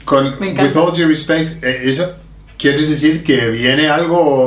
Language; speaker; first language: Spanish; non-native, fluent; English